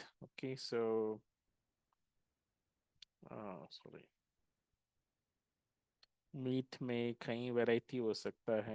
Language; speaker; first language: Hindi; non-native, local second language; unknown